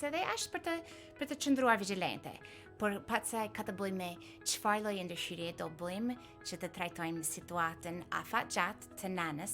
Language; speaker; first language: Albanian; non-native, fluent; English